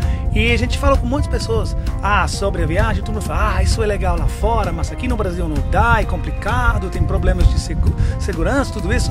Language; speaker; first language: Portuguese; non-native, fluent; English